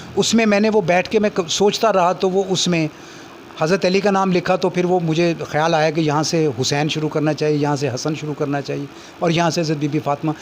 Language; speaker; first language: Urdu; non-native, local second language; Punjabi